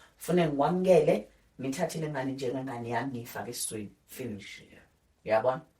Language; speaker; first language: Zulu; native; Zulu